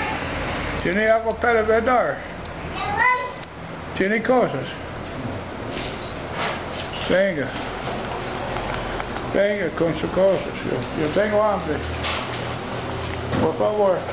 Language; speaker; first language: Spanish; non-native, learner; English